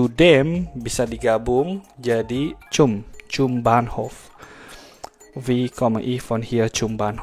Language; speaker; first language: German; non-native, fluent; Indonesian